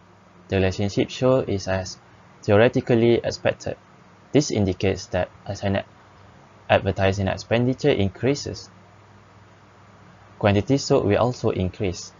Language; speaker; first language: English; non-native, local second language; Malay